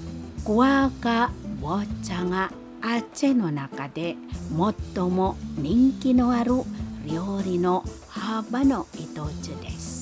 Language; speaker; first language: Japanese; non-native, fluent; Indonesian